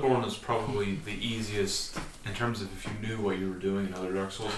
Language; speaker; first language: English; native; English